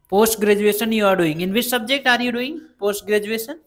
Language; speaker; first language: English; non-native, local second language; Hindi